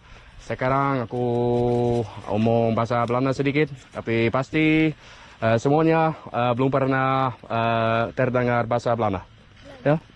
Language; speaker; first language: Indonesian; non-native, learner; Dutch